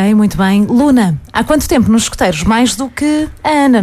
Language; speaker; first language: Portuguese; native; Portuguese